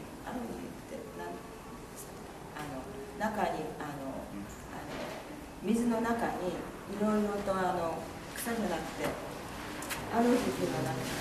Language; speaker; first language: Japanese; native; Japanese